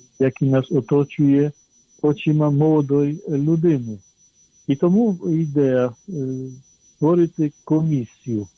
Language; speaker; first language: Ukrainian; non-native, fluent; Polish